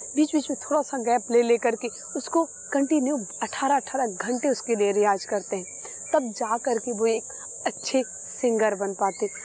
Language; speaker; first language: Hindi; native; Hindi